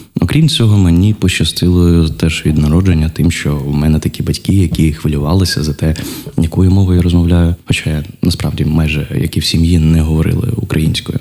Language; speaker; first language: Ukrainian; non-native, local second language; Russian